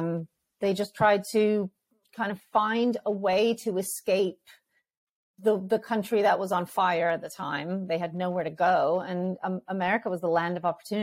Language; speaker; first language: English; early bilingual, other home language; Ukrainian